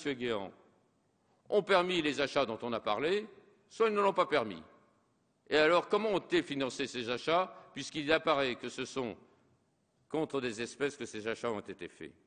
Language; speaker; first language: French; native; French